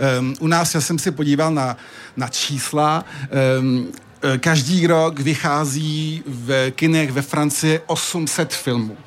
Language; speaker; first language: Czech; early bilingual, heritage; French